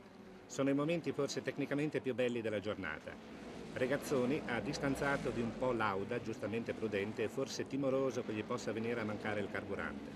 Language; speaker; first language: Italian; native; Italian